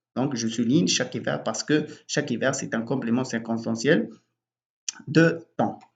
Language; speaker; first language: French; non-native, local second language; Arabic